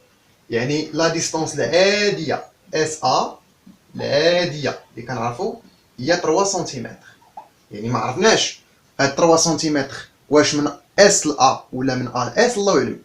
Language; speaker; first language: Arabic; native; Arabic